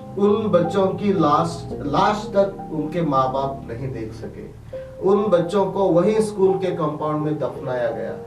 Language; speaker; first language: Hindi; non-native, local second language; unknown